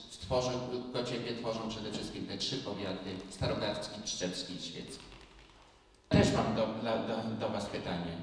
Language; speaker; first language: Polish; native; Polish